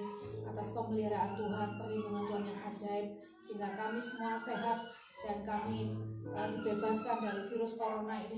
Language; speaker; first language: Indonesian; non-native, local second language; Javanese